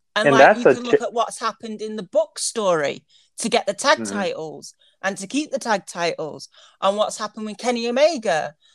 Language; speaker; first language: English; native; English